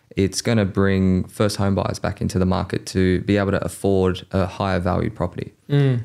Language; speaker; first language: English; native; English